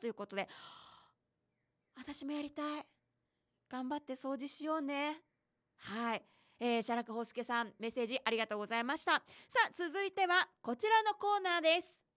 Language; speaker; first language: Japanese; native; Japanese